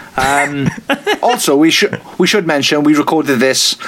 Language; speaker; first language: English; native; English